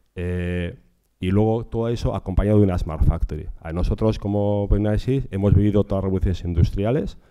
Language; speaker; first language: Spanish; non-native, local second language; Basque